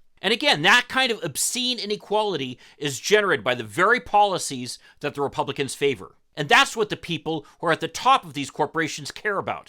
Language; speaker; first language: English; native; English